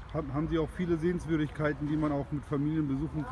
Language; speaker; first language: German; non-native, fluent; Urdu